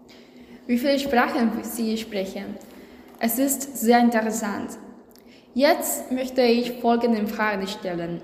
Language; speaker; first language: German; non-native, fluent; Spanish